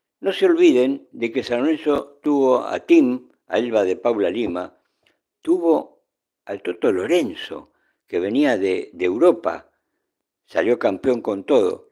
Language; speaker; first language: Spanish; native; Spanish